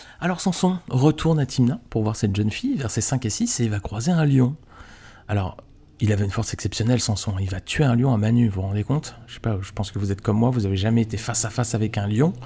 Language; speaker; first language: French; native; French